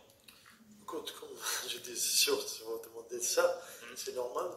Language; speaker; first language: French; non-native, learner; Arabic